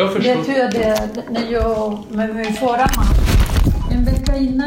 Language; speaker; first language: Swedish; non-native, fluent; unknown